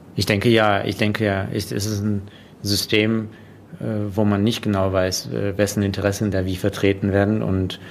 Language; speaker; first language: German; non-native, fluent; Russian